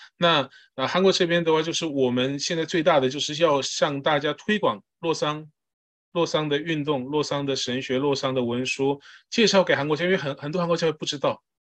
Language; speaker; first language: Chinese; early bilingual, heritage; Chinese